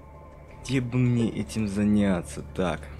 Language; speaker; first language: Russian; native; Russian